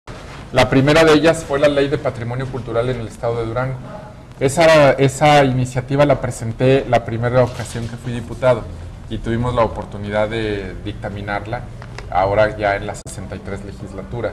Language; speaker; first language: Spanish; native; Spanish